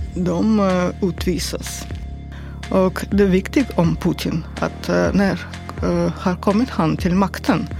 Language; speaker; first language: Swedish; non-native, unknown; Russian